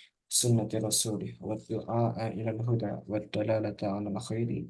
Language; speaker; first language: Arabic; non-native, fluent; Indonesian